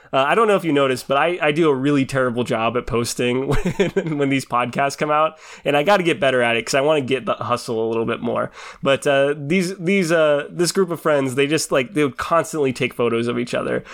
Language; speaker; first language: English; native; English